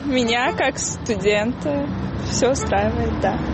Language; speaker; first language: Russian; non-native, local second language; Tajik